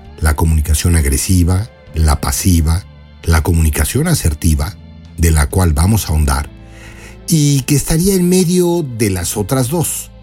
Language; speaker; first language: Spanish; native; Spanish